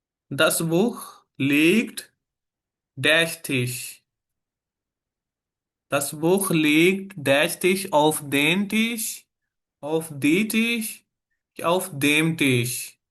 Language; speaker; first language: German; non-native, fluent; Urdu